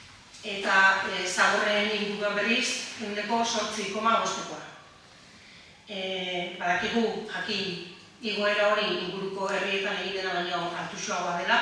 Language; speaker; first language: Basque; native; Basque